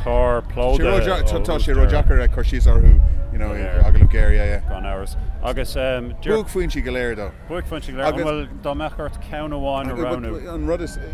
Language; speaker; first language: Irish; non-native, local second language; English